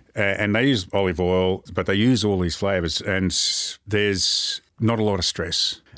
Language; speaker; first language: English; native; English